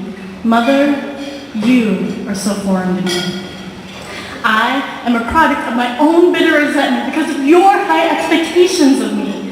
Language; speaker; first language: English; early bilingual, heritage; Vietnamese